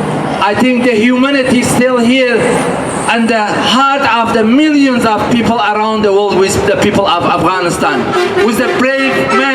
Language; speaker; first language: English; non-native, fluent; Persian